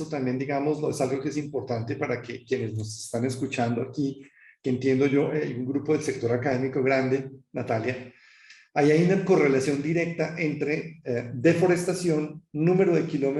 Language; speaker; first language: Spanish; native; Spanish